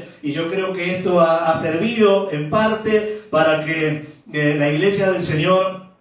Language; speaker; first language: Spanish; native; Spanish